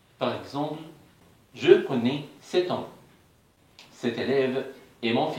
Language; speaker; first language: French; non-native, fluent; Arabic